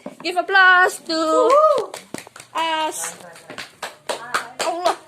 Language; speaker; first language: English; non-native, learner; Indonesian